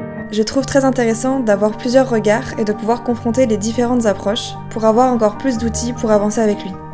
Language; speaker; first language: French; native; French